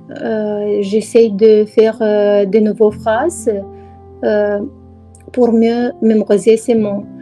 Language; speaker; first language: French; non-native, learner; Romanian